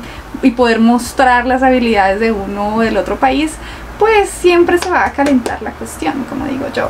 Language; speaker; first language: Spanish; native; Spanish